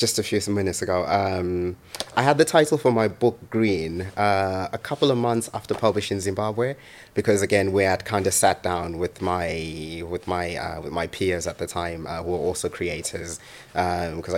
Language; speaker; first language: English; non-native, local second language; Shona